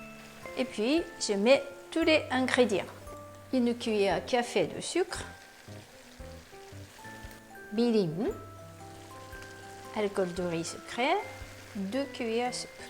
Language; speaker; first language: French; non-native, fluent; Japanese